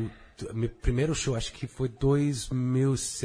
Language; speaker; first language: Portuguese; non-native, fluent; English